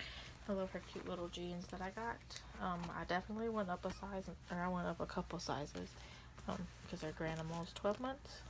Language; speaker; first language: English; native; English